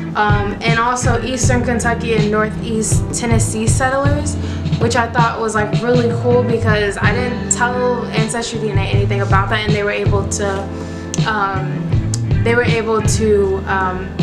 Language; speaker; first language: English; native; English